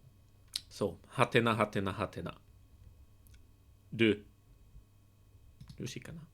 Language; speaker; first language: Japanese; non-native, learner; English